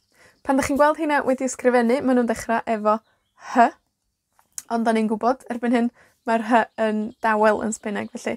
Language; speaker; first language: Welsh; native; Welsh